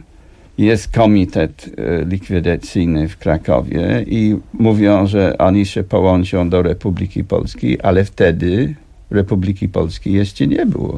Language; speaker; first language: Polish; non-native, fluent; English